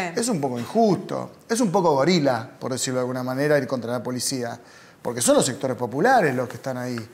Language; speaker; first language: Spanish; native; Spanish